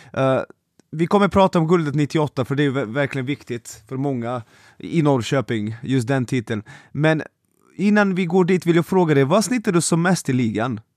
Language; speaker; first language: Swedish; non-native, fluent; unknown